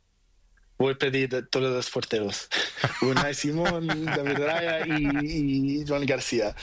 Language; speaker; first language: Spanish; non-native, learner; Portuguese